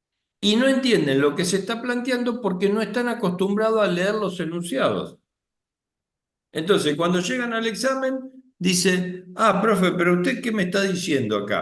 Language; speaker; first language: Spanish; native; Spanish